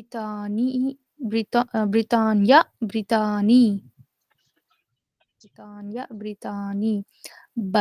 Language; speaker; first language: Arabic; non-native, learner; Urdu